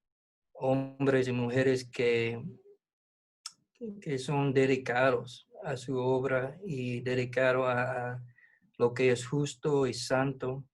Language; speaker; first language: Spanish; non-native, fluent; English